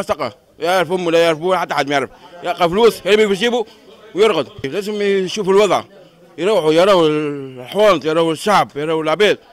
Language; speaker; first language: Arabic; native; Arabic